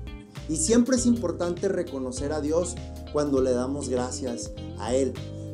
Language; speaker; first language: Spanish; native; Spanish